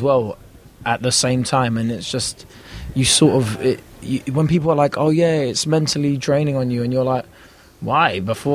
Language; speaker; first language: English; native; English